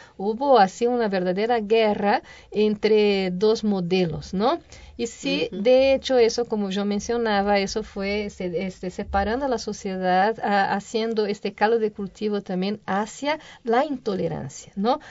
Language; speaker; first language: Spanish; non-native, fluent; Portuguese